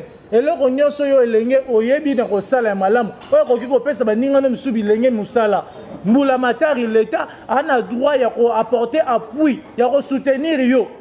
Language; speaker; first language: French; non-native, local second language; Lingala